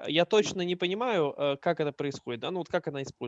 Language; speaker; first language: Russian; native; Russian